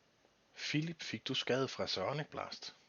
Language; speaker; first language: Danish; native; Danish